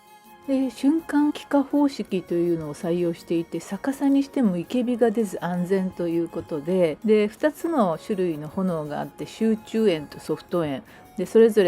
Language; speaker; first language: Japanese; native; Japanese